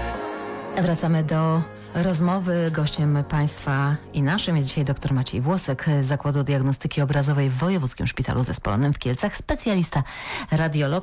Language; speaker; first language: Polish; native; Polish